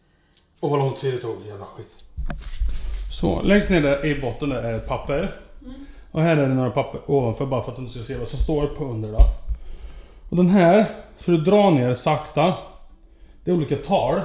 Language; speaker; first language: Swedish; native; Swedish